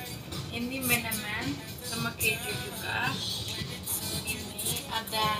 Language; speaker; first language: Indonesian; non-native, learner; Turkish